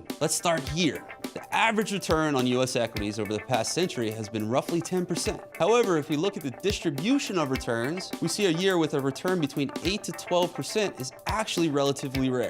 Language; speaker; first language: English; native; English